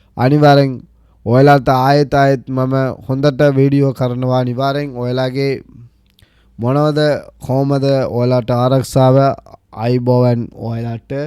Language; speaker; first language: Sinhala; early bilingual, heritage; Sinhala